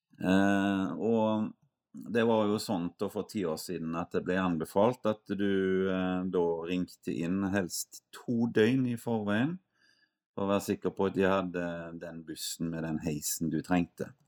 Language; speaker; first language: Norwegian; native; Norwegian